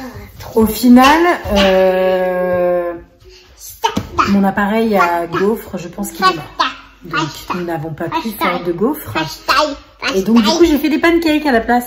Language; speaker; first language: French; native; French